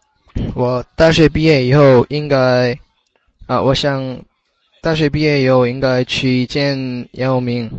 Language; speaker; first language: Chinese; non-native, learner; English